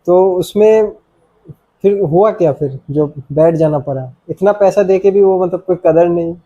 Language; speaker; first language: Hindi; non-native, local second language; Bangla